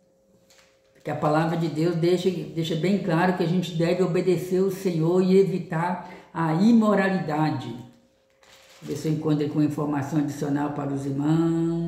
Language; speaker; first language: Portuguese; native; Portuguese